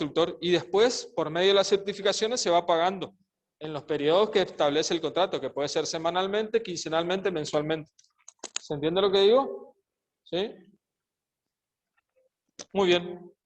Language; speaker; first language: Spanish; native; Spanish